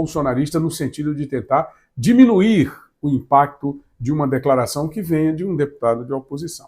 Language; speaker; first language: Portuguese; native; Portuguese